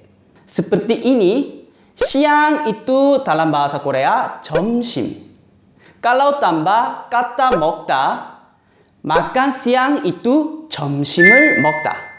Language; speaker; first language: Indonesian; non-native, fluent; Korean